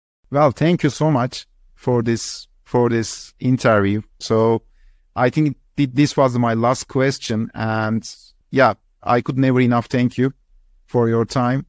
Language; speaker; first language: English; non-native, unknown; Turkish